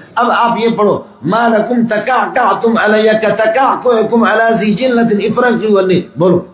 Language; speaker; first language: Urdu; non-native, local second language; Baluchi